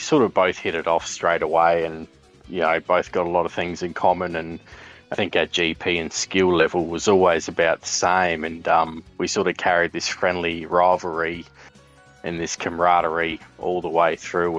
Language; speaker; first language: English; native; English